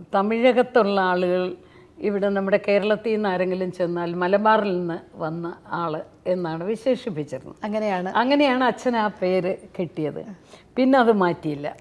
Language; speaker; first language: Malayalam; native; Malayalam